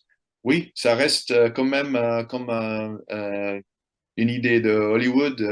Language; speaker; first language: French; non-native, fluent; English